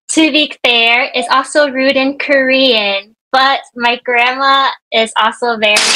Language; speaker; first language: English; native; English